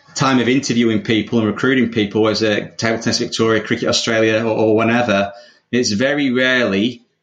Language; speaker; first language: English; native; English